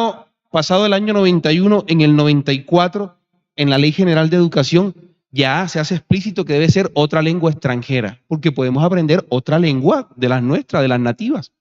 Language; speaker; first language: Spanish; native; Spanish